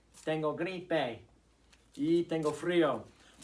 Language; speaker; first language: Spanish; non-native, fluent; English